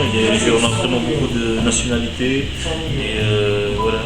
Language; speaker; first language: French; non-native, learner; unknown